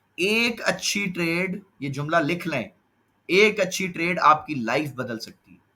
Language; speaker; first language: Urdu; non-native, local second language; Punjabi